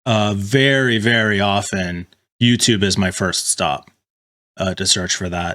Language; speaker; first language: English; native; English